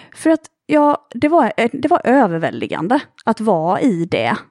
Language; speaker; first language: Swedish; native; Swedish